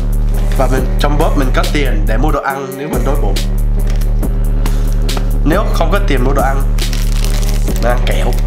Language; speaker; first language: Vietnamese; early bilingual, heritage; Vietnamese